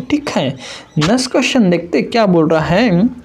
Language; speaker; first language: Hindi; native; Hindi